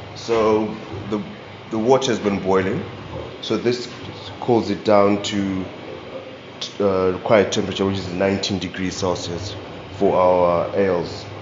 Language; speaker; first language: English; non-native, local second language; Shona